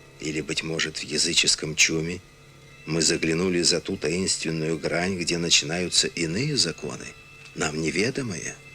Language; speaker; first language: Russian; native; Russian